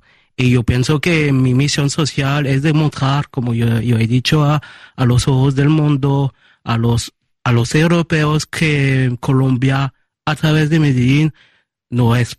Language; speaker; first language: Spanish; early bilingual, heritage; Spanish